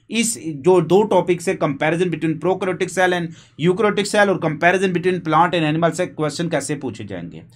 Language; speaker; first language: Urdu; non-native, local second language; Punjabi